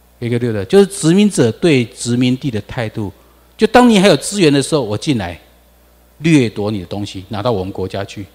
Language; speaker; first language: Chinese; non-native, local second language; Min Nan Chinese